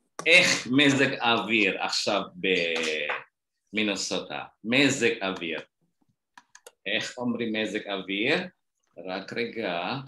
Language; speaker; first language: Hebrew; non-native, fluent; Indonesian